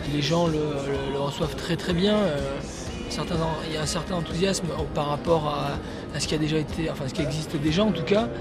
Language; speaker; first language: French; native; French